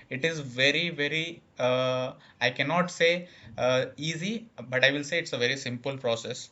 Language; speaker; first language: English; non-native, local second language; Telugu